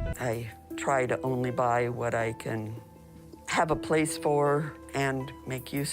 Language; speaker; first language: English; native; English